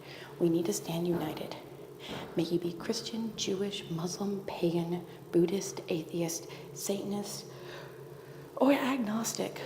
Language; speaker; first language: English; native; English